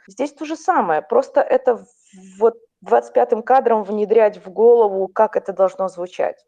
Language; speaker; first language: Russian; non-native, local second language; Belarusian